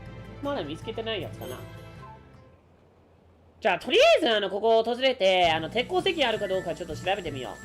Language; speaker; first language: Japanese; native; Japanese